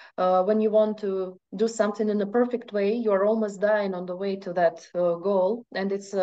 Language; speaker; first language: English; non-native, fluent; Russian